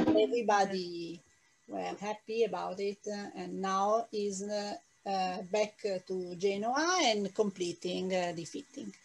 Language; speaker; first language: English; non-native, fluent; Italian